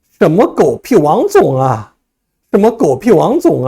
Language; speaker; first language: Chinese; non-native, fluent; Korean